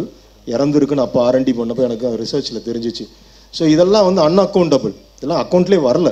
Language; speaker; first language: Tamil; native; Tamil